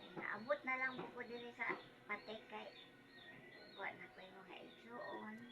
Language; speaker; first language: Cebuano; non-native, local second language; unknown